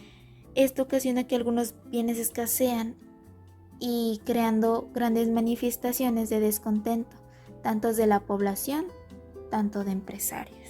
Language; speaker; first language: Spanish; native; Spanish